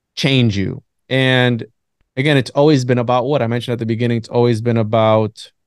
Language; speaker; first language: English; native; English